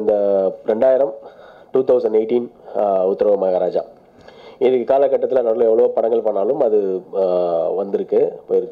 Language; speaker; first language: Tamil; native; Tamil